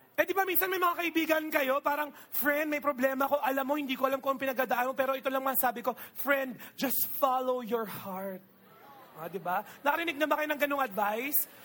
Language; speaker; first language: Filipino; non-native, local second language; Iloko